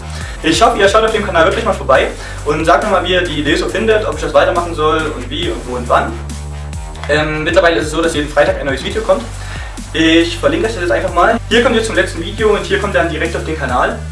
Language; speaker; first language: German; native; German